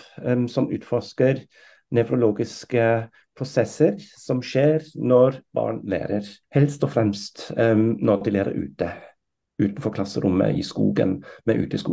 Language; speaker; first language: Norwegian; non-native, fluent; German